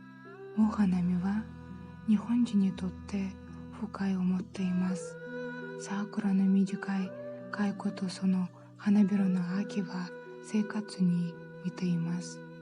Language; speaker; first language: Japanese; non-native, learner; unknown